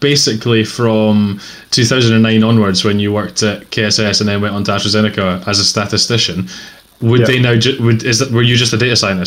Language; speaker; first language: English; native; English